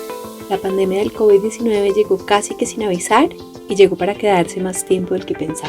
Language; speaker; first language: Spanish; native; Spanish